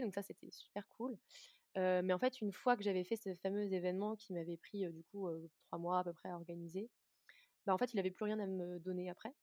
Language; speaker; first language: French; native; French